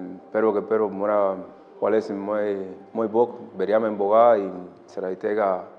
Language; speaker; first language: Slovenian; non-native, learner; Spanish